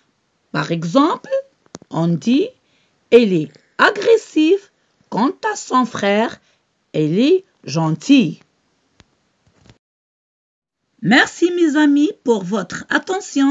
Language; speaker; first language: French; non-native, local second language; Arabic